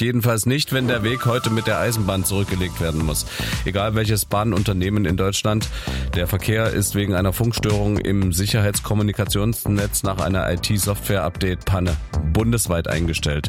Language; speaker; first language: German; native; German